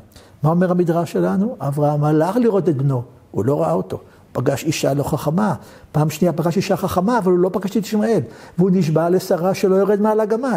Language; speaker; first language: Hebrew; native; Hebrew